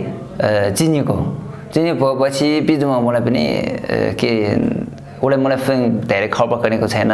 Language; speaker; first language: Nepali; non-native, learner; Chinese